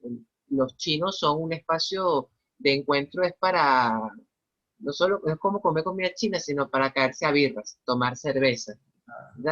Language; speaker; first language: Spanish; native; Spanish